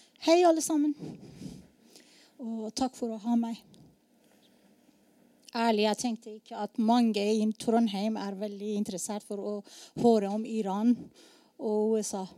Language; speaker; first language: Norwegian; non-native, learner; Persian